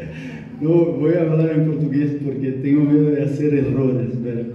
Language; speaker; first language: Spanish; non-native, learner; Portuguese